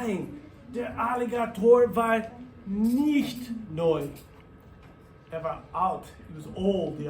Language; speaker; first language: German; non-native, fluent; English